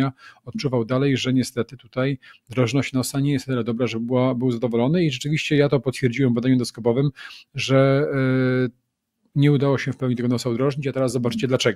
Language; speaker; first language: Polish; native; Polish